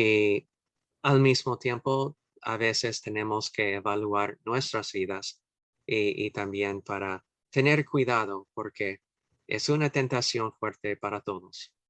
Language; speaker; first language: Spanish; non-native, fluent; English